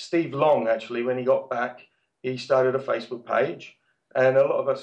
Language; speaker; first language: English; native; English